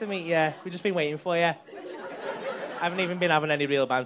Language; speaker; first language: English; native; English